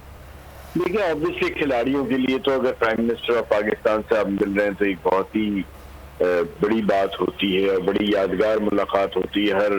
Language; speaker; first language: Urdu; non-native, local second language; Punjabi